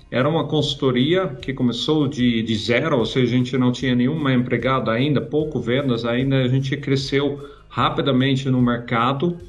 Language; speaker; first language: Portuguese; non-native, fluent; German